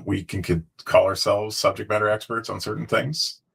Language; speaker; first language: English; native; English